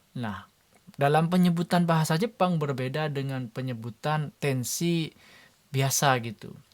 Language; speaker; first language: Indonesian; non-native, local second language; Madurese